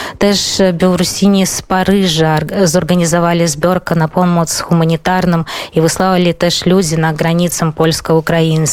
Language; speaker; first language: Polish; non-native, fluent; Belarusian